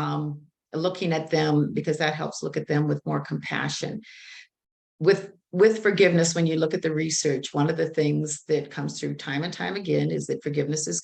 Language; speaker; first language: English; native; English